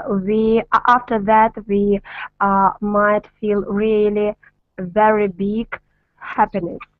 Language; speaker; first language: English; non-native, learner; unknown